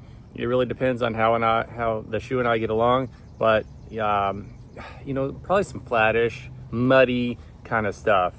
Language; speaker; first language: English; native; English